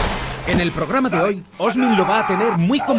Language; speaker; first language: Spanish; native; Spanish